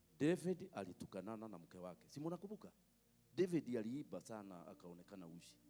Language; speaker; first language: Swahili; non-native, local second language; Kikuyu